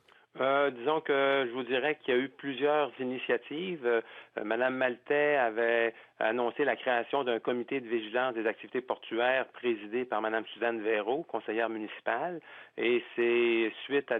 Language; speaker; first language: French; native; French